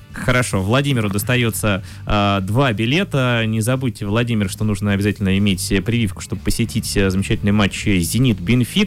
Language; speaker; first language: Russian; native; Russian